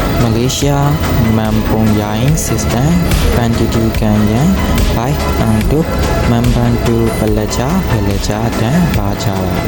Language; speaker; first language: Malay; non-native, learner; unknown